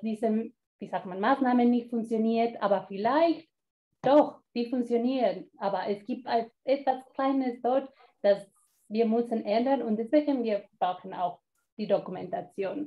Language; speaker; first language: German; non-native, fluent; Spanish